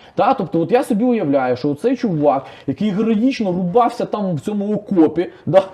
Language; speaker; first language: Ukrainian; native; Ukrainian